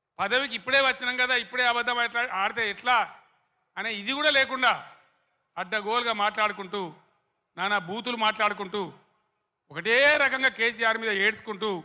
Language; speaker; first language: Telugu; native; Telugu